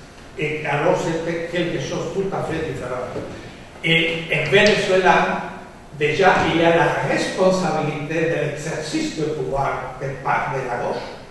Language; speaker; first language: French; non-native, fluent; Spanish